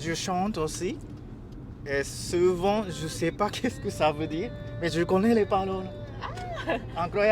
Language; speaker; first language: French; non-native, learner; Japanese